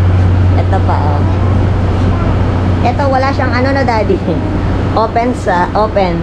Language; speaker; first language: Filipino; native; Filipino